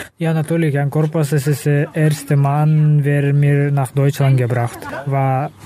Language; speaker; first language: German; non-native, learner; Kazakh